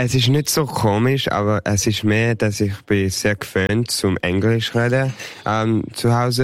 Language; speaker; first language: German; early bilingual, heritage; English